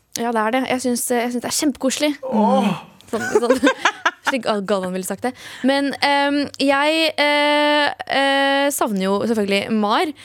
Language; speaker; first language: Norwegian; early bilingual, other home language; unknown